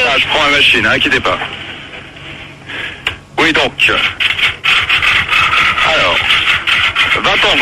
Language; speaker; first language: French; native; French